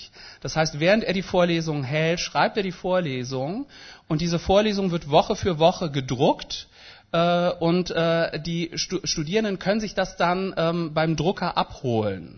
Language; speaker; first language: German; native; German